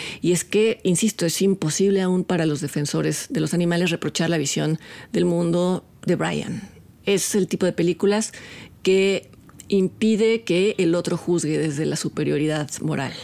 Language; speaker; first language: Spanish; native; Spanish